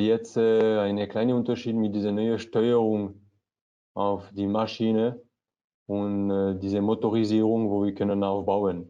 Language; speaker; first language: German; non-native, learner; French